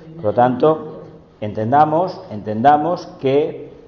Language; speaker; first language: Spanish; native; Spanish